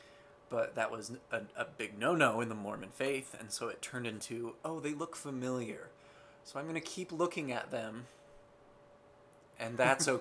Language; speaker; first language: English; native; English